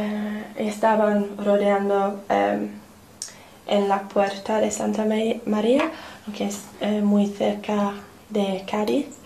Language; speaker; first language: Spanish; non-native, learner; English